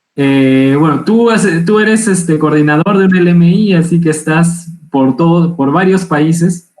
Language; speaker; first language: Spanish; native; Spanish